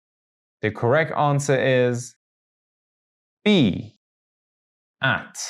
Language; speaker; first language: English; non-native, fluent; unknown